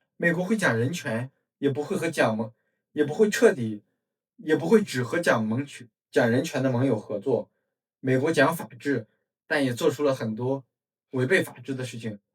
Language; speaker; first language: Chinese; non-native, fluent; English